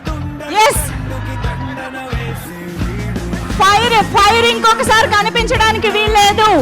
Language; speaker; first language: Telugu; native; Telugu